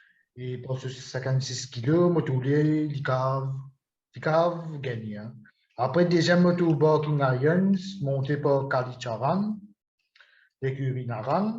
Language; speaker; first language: French; non-native, local second language; Morisyen